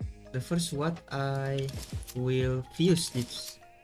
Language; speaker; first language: English; non-native, learner; Indonesian